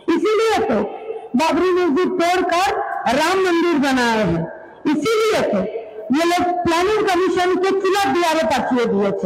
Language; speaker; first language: Hindi; non-native, local second language; Bangla